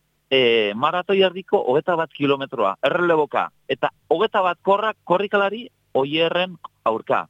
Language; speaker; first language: Basque; native; Basque